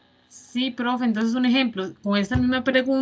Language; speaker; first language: Spanish; native; Spanish